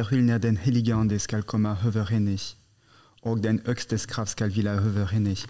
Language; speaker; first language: Swedish; non-native, fluent; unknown